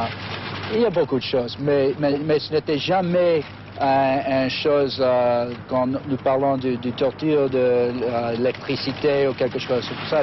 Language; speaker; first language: French; non-native, fluent; English